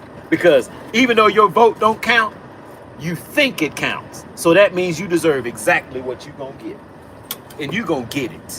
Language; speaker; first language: English; native; English